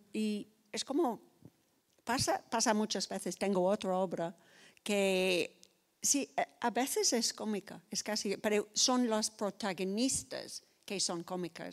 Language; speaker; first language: Spanish; non-native, fluent; English